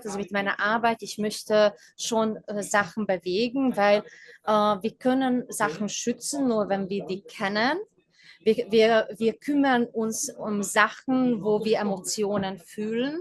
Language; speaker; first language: German; non-native, fluent; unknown